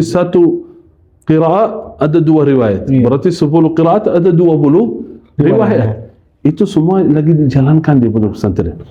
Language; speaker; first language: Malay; non-native, fluent; Arabic